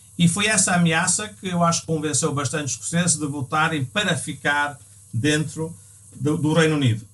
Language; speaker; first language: Portuguese; early bilingual, other home language; English